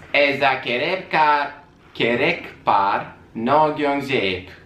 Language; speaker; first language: Romanian; native; Romanian